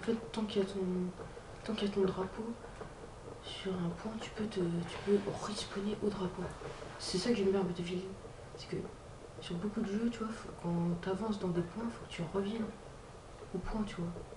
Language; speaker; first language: French; native; French